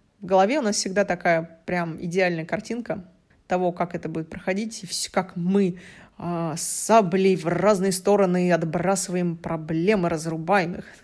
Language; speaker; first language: Russian; native; Russian